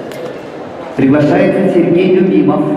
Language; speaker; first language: Russian; native; Russian